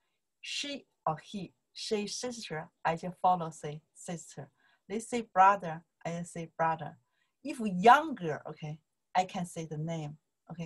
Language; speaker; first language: English; non-native, learner; Chinese